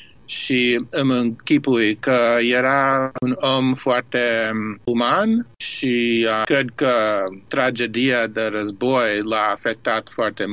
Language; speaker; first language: Romanian; early bilingual, heritage; Romanian